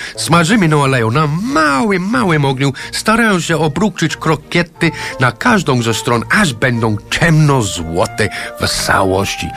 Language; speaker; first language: Polish; non-native, fluent; English